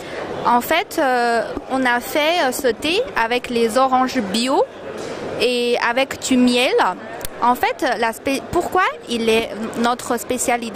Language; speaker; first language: French; non-native, fluent; Chinese